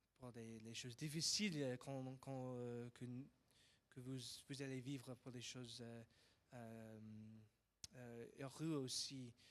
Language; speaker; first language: French; non-native, fluent; English